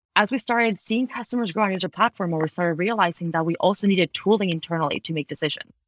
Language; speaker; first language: English; non-native, fluent; Spanish